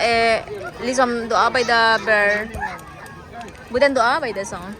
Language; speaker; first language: Danish; non-native, learner; Filipino